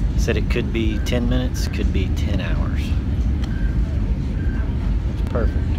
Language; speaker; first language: English; native; English